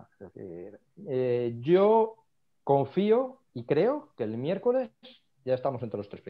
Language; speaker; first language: Spanish; native; Spanish